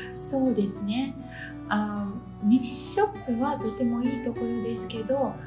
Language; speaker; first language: Japanese; non-native, fluent; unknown